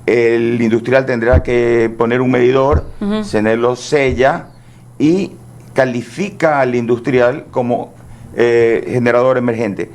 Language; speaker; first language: Spanish; native; Spanish